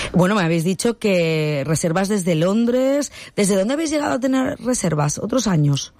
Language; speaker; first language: Spanish; native; Spanish